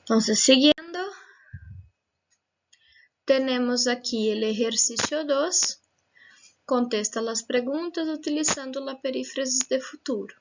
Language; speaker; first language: Spanish; non-native, fluent; Portuguese